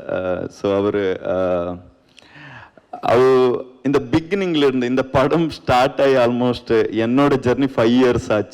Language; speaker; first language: Tamil; non-native, learner; Kannada